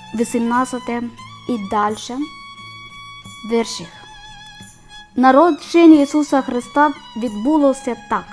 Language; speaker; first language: Ukrainian; non-native, learner; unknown